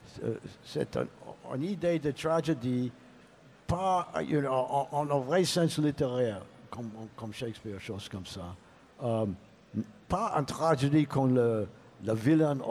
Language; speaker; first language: French; non-native, learner; English